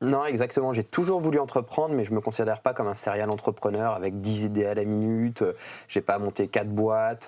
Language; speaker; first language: French; native; French